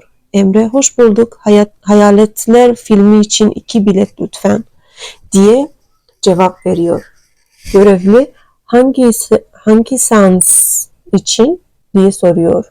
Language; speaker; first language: Turkish; non-native, learner; Turkmen